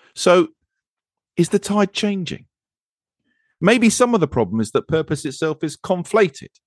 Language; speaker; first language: English; native; English